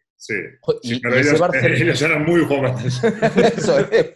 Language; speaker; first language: Spanish; non-native, fluent; Greek